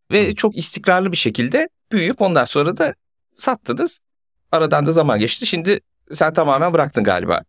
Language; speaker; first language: Turkish; native; Turkish